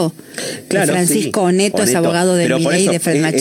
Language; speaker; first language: Spanish; native; Spanish